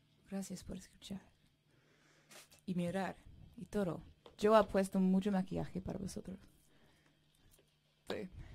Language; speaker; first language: Spanish; non-native, fluent; English